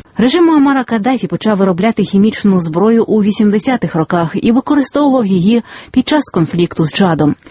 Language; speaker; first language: Ukrainian; native; Ukrainian